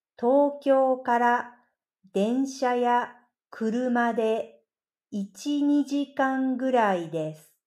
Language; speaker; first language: Japanese; native; Japanese